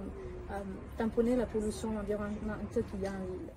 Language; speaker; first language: French; non-native, fluent; Italian